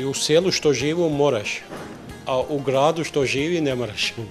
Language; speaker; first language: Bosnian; early bilingual, heritage; Bosnian